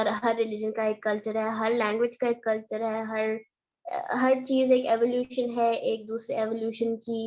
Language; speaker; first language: Hindi; early bilingual, heritage; Hindi